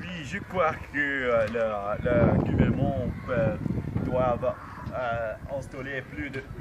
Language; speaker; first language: French; non-native, learner; English